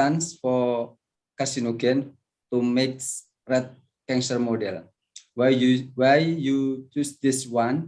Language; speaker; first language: English; non-native, learner; Indonesian